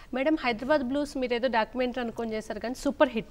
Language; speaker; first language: Telugu; native; Telugu